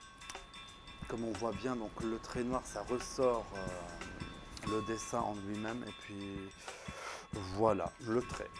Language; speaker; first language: French; non-native, local second language; Arabic